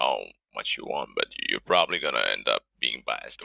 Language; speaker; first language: English; non-native, fluent; Bosnian